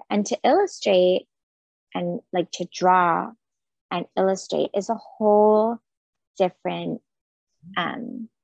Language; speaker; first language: English; non-native, fluent; Hebrew